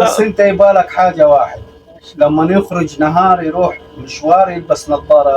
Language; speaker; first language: Arabic; non-native, learner; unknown